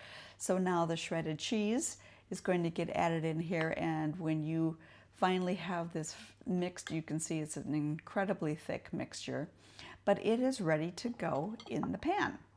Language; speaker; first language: English; native; English